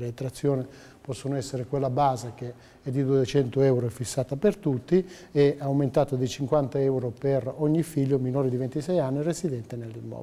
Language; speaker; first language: Italian; native; Italian